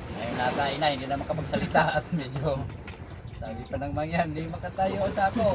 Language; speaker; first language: Filipino; non-native, local second language; Cebuano